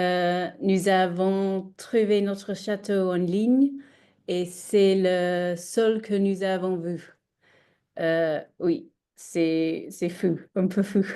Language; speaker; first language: French; non-native, learner; English